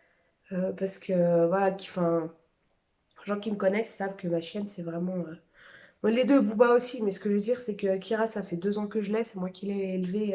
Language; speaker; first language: French; native; French